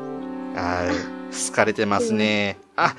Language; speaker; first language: Japanese; native; Japanese